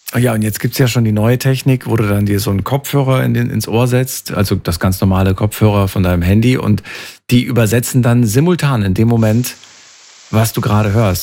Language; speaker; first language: German; native; German